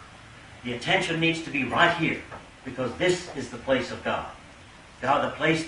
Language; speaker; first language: English; native; English